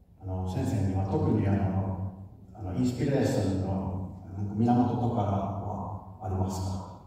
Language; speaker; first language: Japanese; non-native, fluent; Finnish